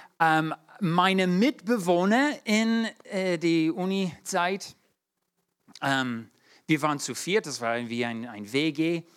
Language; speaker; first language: German; non-native, fluent; English